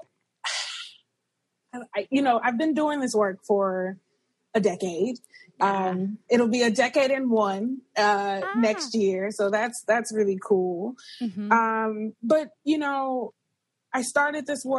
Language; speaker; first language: English; native; English